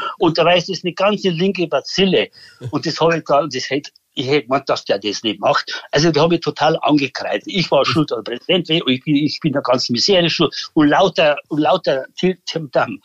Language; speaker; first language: German; native; German